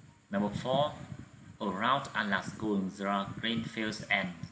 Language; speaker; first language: English; non-native, fluent; Vietnamese